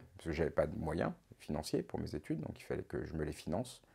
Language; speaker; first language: French; native; French